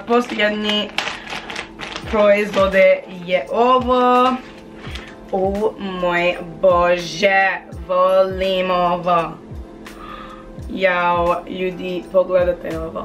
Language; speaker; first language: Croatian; non-native, learner; English